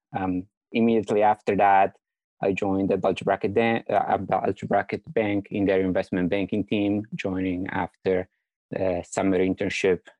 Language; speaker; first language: English; non-native, fluent; Italian